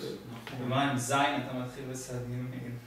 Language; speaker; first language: Hebrew; non-native, fluent; English